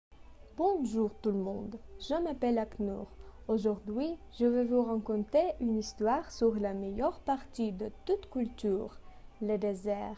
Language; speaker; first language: French; non-native, learner; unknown